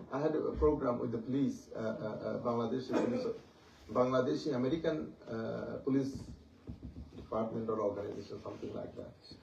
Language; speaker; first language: English; non-native, local second language; Bangla